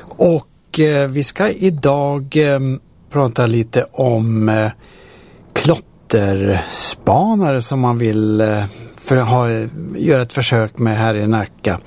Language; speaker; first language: Swedish; native; Swedish